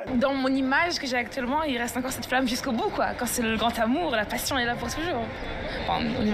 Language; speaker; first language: French; native; French